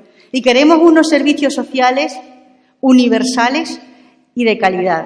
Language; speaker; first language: Spanish; native; Spanish